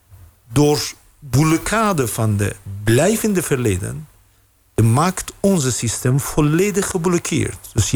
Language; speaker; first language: Dutch; non-native, fluent; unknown